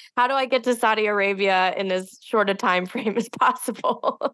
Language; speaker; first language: English; native; English